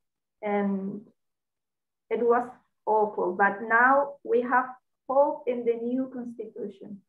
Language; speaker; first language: English; non-native, learner; Spanish